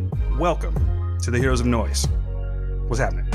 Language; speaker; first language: English; native; English